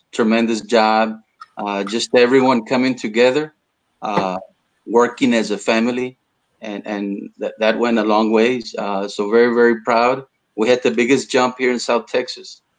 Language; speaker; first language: English; early bilingual, other home language; Spanish